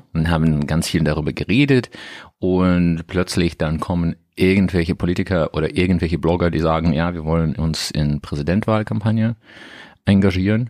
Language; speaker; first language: German; non-native, learner; Russian